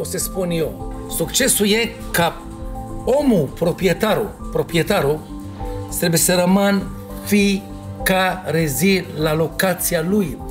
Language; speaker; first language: Romanian; non-native, fluent; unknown